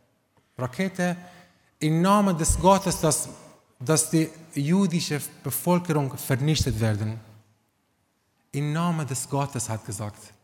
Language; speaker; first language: German; non-native, learner; Romanian